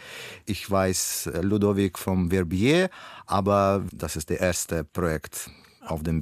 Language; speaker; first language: German; non-native, fluent; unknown